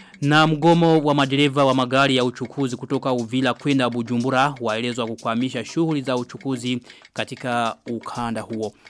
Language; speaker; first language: Swahili; non-native, local second language; Rundi